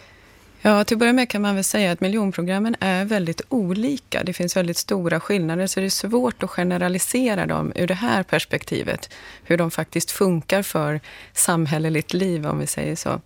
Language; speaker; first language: Swedish; native; Swedish